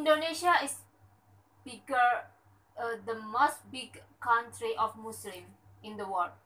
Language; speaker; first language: English; non-native, learner; Indonesian